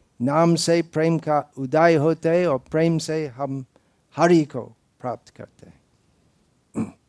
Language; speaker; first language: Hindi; non-native, fluent; English